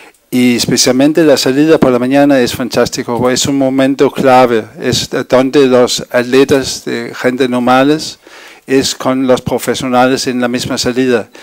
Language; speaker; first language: Spanish; non-native, fluent; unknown